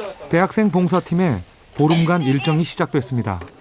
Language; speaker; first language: Korean; native; Korean